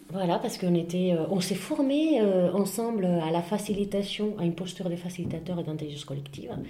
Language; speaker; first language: French; non-native, fluent; Spanish